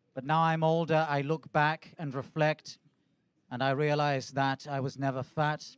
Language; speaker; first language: English; native; English